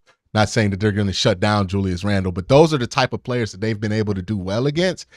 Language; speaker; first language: English; native; English